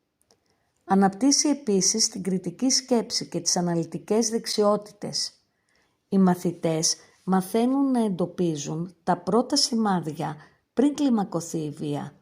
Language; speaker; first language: Greek; native; Greek